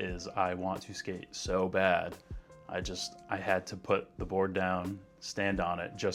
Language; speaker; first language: English; native; English